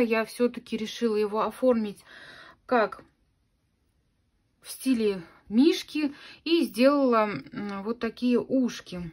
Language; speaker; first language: Russian; native; Russian